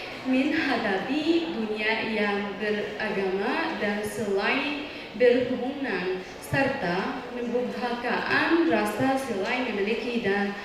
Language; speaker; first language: Indonesian; non-native, fluent; Arabic